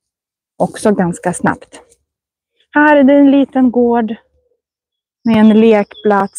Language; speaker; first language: Swedish; non-native, fluent; Russian